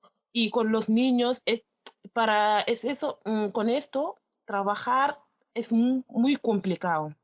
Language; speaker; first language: Spanish; non-native, learner; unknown